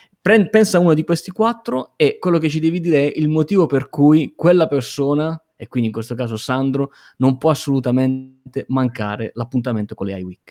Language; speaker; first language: Italian; native; Italian